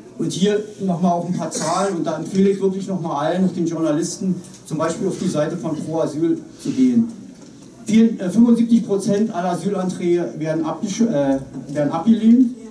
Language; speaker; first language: German; native; German